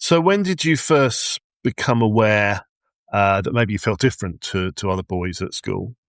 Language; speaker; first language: English; native; English